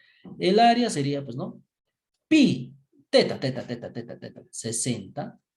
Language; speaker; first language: Spanish; native; Spanish